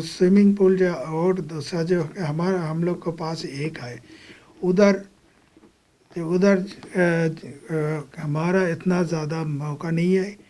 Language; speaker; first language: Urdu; non-native, fluent; Bangla